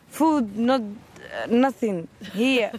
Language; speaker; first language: English; non-native, learner; Somali